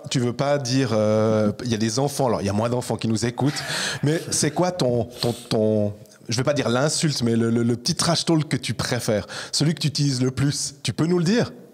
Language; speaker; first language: French; native; French